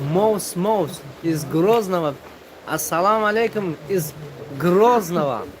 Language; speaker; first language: Russian; non-native, local second language; Tajik